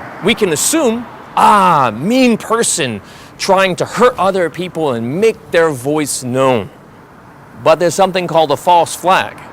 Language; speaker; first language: English; native; English